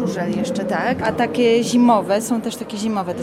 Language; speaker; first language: Polish; native; Polish